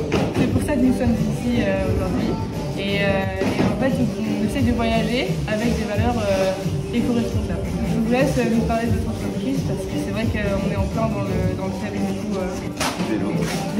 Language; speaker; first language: French; native; French